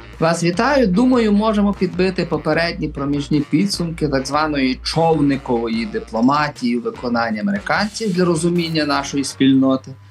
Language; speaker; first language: Ukrainian; native; Ukrainian